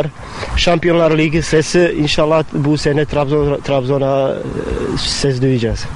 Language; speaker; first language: Turkish; non-native, fluent; Bosnian